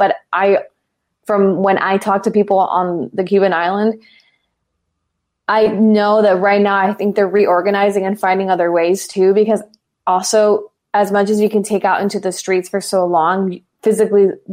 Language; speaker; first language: English; native; English